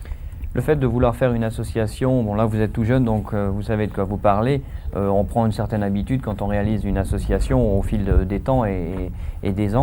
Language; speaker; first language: French; native; French